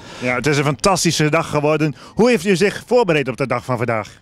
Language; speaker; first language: Dutch; native; Dutch